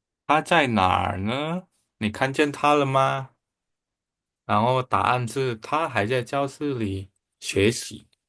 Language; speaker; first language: Chinese; non-native, fluent; Indonesian